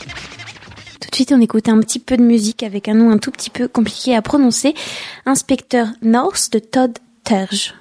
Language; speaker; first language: French; native; French